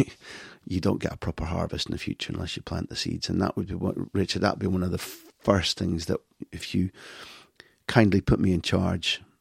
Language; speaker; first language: English; native; English